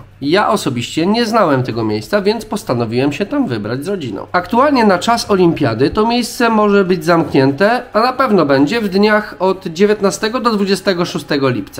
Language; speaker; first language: Polish; native; Polish